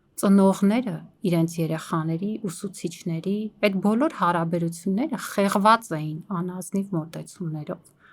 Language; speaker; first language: Armenian; native; Armenian